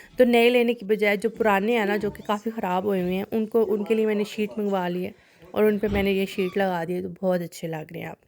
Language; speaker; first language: Urdu; non-native, local second language; Punjabi